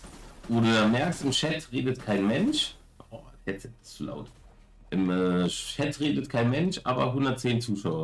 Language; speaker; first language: German; native; German